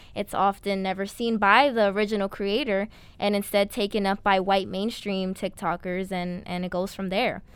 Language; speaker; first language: English; native; English